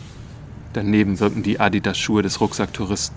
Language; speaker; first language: German; native; German